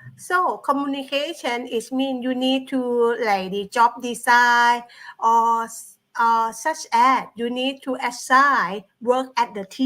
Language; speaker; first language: English; non-native, learner; Thai